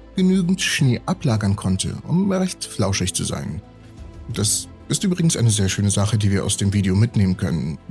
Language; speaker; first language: German; early bilingual, other home language; Russian